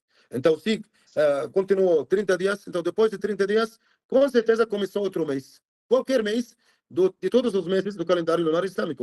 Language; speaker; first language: Portuguese; non-native, fluent; Arabic